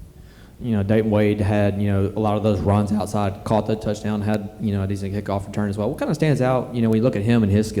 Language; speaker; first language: English; native; English